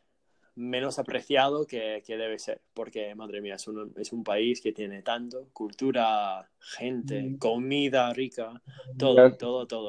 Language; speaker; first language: Spanish; non-native, fluent; English